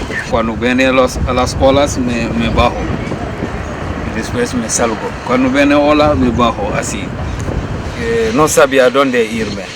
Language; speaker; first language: Spanish; non-native, learner; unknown